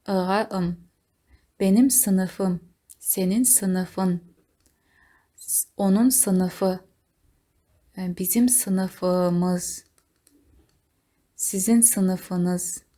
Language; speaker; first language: Turkish; non-native, fluent; Kazakh